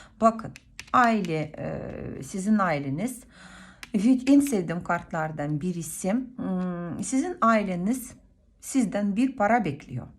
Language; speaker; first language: Turkish; non-native, fluent; Russian